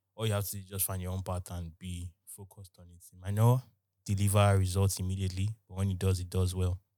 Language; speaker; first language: English; non-native, local second language; Yoruba